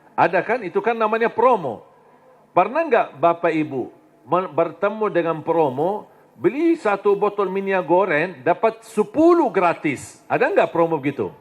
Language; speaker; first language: Indonesian; non-native, fluent; Arabic